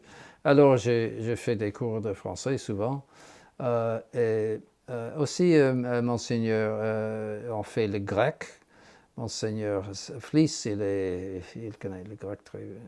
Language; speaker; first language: French; non-native, fluent; English